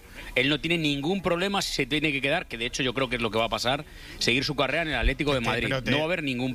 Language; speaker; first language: Spanish; native; Spanish